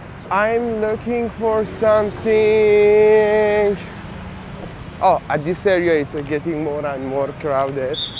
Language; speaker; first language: English; non-native, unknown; Persian